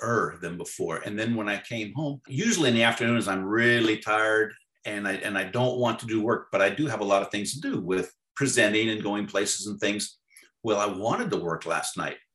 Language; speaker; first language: English; native; English